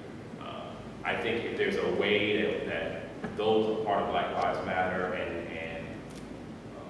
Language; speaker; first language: English; native; English